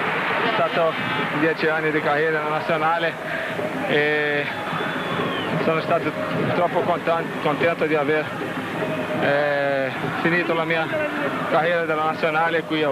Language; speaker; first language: Italian; non-native, learner; Portuguese